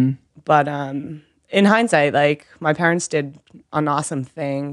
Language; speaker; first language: English; early bilingual, other home language; Vietnamese